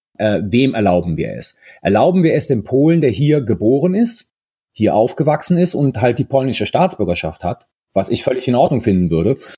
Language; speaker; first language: German; early bilingual, other home language; Italian